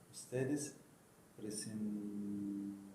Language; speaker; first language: Spanish; non-native, learner; Arabic